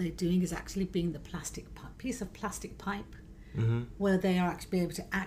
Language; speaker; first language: English; native; English